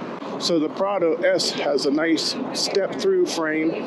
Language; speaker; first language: English; native; English